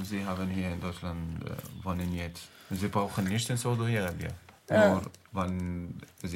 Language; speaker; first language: German; non-native, learner; Arabic